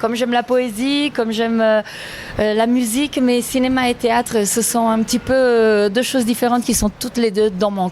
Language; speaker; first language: French; non-native, fluent; Italian